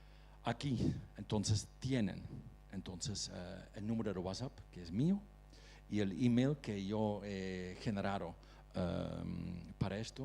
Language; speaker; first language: Spanish; non-native, fluent; Dutch